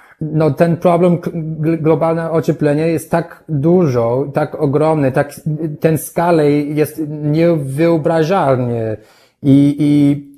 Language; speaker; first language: Polish; non-native, learner; English